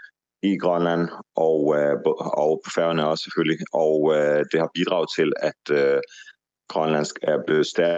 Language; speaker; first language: Danish; non-native, fluent; Hebrew